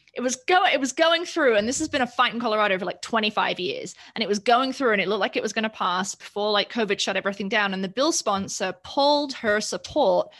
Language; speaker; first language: English; native; English